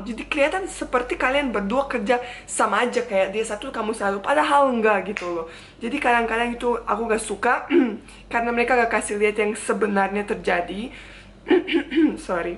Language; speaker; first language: Indonesian; non-native, fluent; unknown